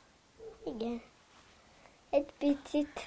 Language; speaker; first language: Hungarian; early bilingual, heritage; Hungarian